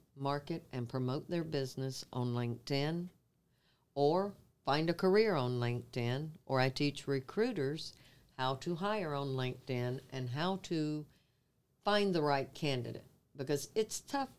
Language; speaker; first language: English; native; English